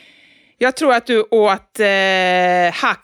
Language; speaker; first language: Swedish; native; Swedish